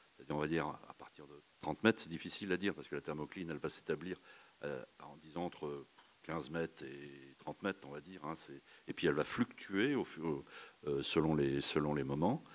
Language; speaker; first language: French; native; French